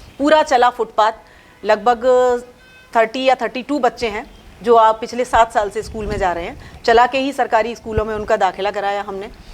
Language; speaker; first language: Hindi; native; Hindi